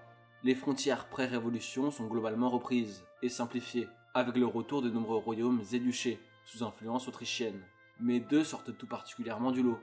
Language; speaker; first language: French; native; French